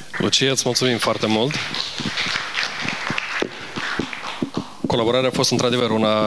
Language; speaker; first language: Romanian; native; Romanian